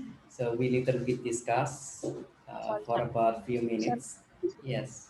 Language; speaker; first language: English; non-native, learner; Indonesian